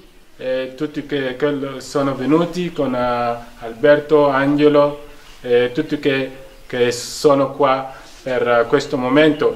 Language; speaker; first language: Italian; non-native, fluent; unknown